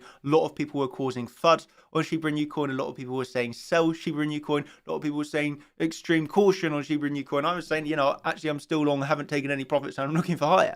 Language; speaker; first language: English; native; English